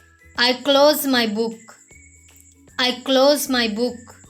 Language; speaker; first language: English; non-native, local second language; Hindi